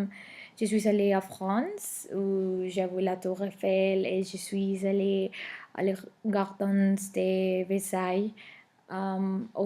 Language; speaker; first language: French; non-native, learner; Spanish